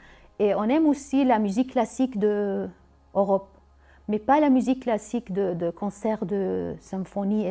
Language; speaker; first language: French; non-native, learner; Arabic